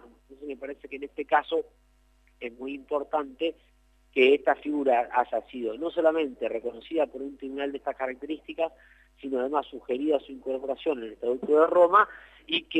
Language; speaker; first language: Spanish; native; Spanish